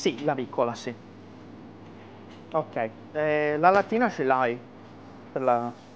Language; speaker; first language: Italian; non-native, fluent; Portuguese